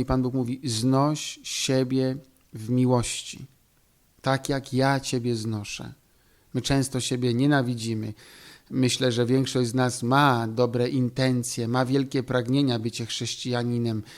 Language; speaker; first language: Polish; native; Polish